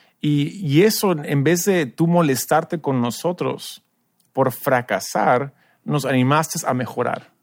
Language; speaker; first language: Spanish; early bilingual, other home language; English